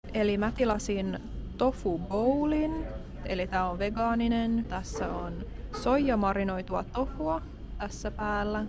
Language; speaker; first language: Finnish; native; Finnish